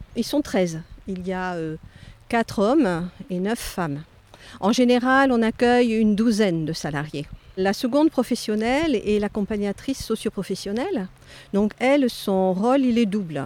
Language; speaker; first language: French; native; French